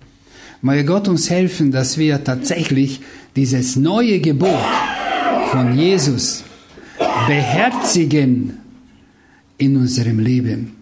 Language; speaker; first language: German; non-native, fluent; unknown